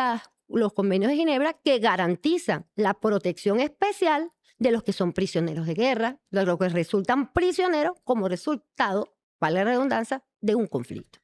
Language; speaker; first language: Spanish; native; Spanish